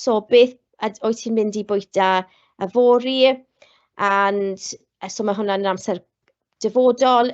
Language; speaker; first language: Welsh; non-native, local second language; English